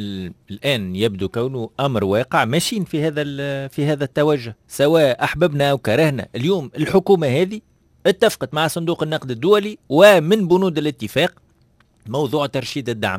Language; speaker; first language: Arabic; native; Arabic